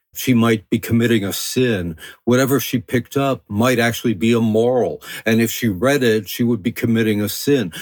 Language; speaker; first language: English; early bilingual, other home language; French